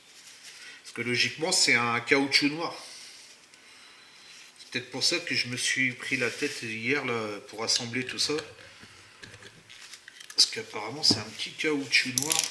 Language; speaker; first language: French; native; French